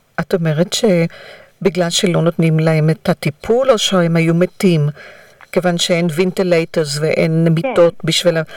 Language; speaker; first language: Hebrew; native; Hebrew